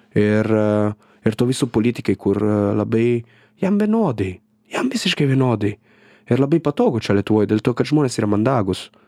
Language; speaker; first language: Lithuanian; non-native, fluent; Italian